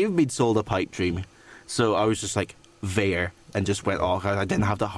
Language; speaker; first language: English; native; English